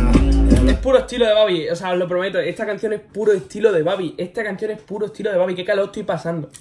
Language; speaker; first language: Spanish; native; Spanish